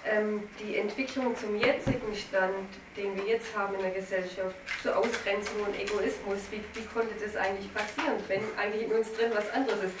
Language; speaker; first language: German; native; German